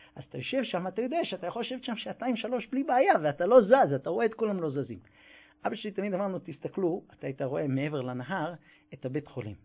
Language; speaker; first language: Hebrew; non-native, fluent; English